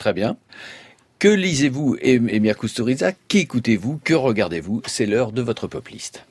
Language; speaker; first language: French; native; French